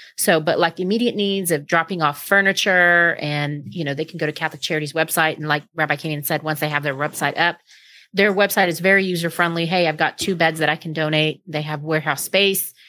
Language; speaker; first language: English; native; English